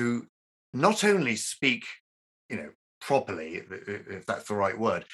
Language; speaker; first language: English; native; English